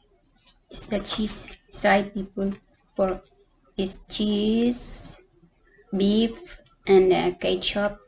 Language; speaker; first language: English; non-native, learner; Cebuano